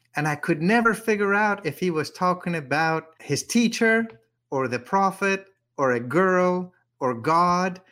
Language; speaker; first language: English; native; English